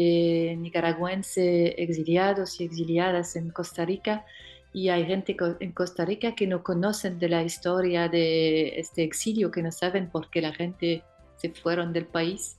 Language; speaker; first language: Spanish; non-native, fluent; French